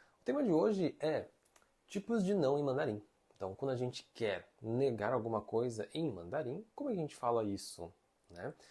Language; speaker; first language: Portuguese; non-native, fluent; Chinese